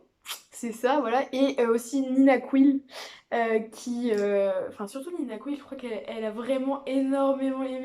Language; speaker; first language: French; native; French